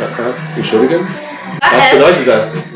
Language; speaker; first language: German; non-native, fluent; English